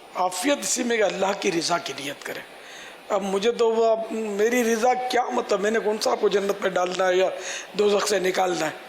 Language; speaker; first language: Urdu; non-native, local second language; Memoni